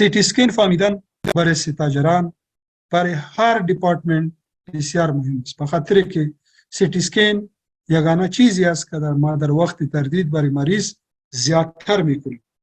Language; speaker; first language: Persian; non-native, local second language; Pashto